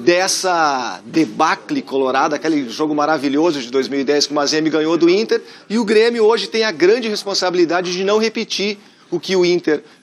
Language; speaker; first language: Portuguese; native; Portuguese